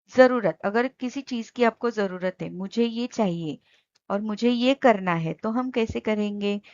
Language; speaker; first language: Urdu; non-native, local second language; Marathi